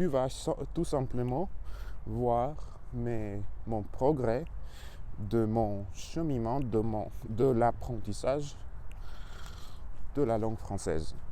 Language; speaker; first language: French; non-native, learner; Russian